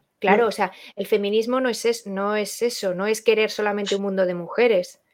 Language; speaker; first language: Spanish; non-native, learner; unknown